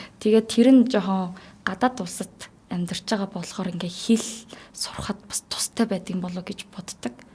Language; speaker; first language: Mongolian; non-native, fluent; Korean